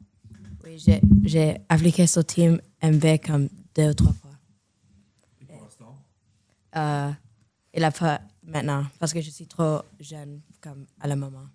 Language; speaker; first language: French; non-native, local second language; English